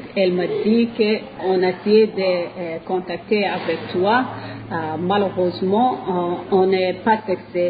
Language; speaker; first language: French; non-native, learner; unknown